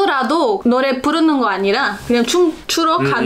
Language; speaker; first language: Korean; non-native, learner; Portuguese